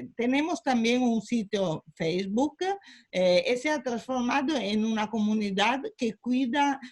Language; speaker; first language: Spanish; non-native, fluent; Italian